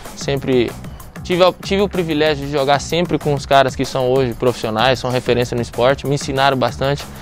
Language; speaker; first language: Portuguese; early bilingual, other home language; Spanish